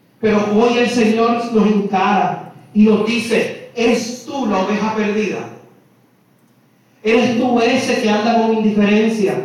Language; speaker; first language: Spanish; native; Spanish